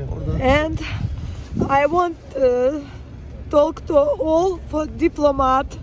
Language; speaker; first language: English; non-native, learner; Ukrainian